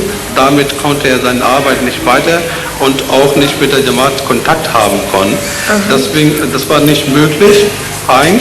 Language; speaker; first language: German; non-native, learner; Urdu